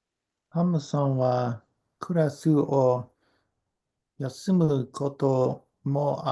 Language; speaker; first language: Japanese; non-native, learner; English